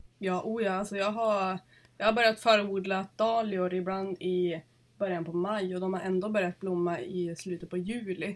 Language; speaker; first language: Swedish; native; Swedish